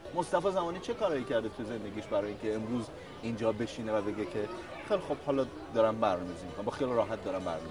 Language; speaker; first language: Persian; native; Persian